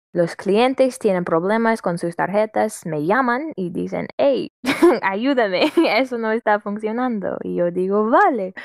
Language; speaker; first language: Spanish; non-native, learner; English